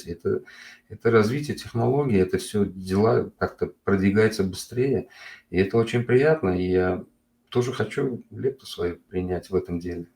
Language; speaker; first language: Russian; non-native, local second language; Uzbek